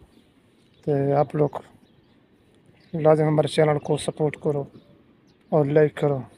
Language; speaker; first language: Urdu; non-native, local second language; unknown